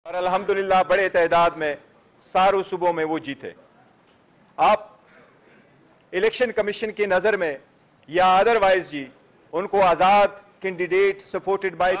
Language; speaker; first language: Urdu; non-native, local second language; Pashto